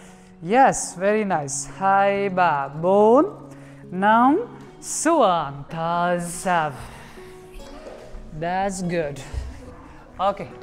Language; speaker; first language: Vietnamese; non-native, learner; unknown